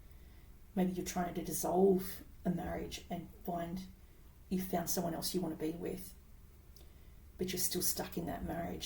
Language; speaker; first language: English; native; English